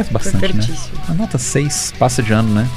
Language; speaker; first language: Portuguese; native; Portuguese